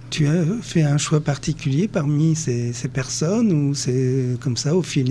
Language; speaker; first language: French; native; French